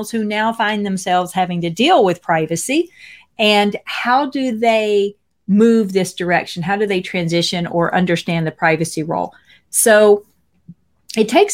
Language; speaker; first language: English; native; English